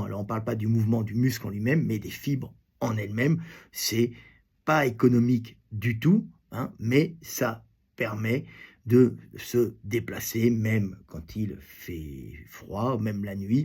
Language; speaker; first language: French; native; French